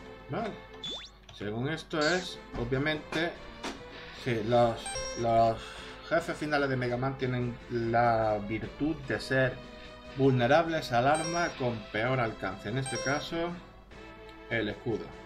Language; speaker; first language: Spanish; native; Spanish